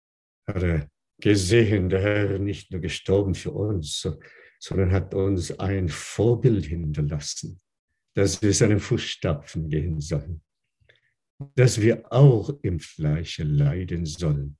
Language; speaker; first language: German; non-native, fluent; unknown